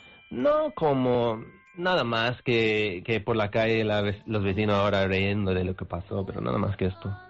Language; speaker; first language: Spanish; non-native, fluent; English